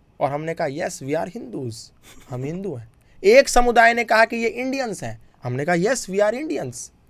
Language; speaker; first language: Hindi; native; Hindi